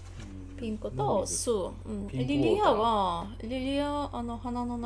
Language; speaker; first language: Japanese; non-native, learner; Tatar